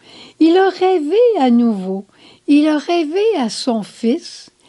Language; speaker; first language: French; native; French